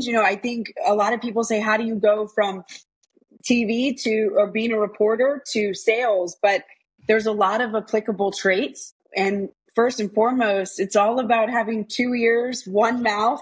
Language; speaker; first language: English; native; English